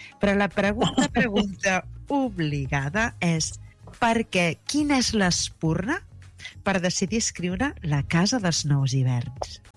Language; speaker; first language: Catalan; native; Catalan